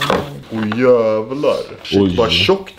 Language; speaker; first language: Swedish; native; Swedish